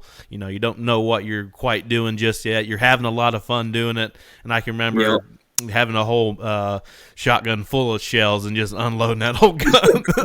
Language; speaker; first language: English; native; English